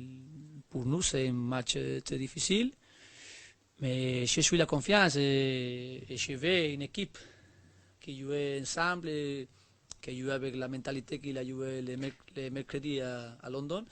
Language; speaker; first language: French; non-native, learner; Spanish